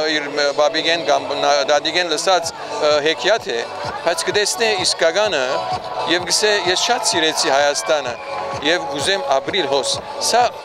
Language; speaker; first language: Armenian; early bilingual, heritage; Armenian